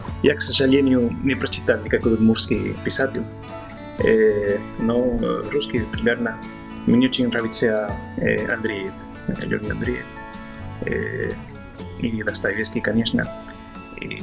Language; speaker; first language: Russian; non-native, learner; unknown